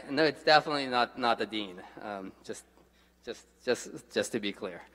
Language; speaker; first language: English; native; English